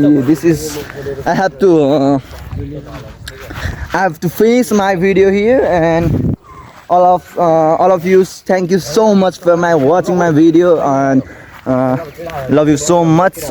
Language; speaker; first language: English; non-native, learner; Nepali